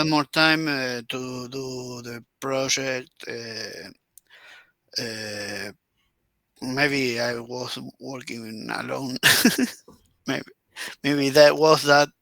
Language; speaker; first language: English; non-native, learner; Spanish